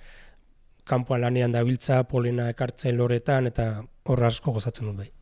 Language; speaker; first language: Basque; native; Basque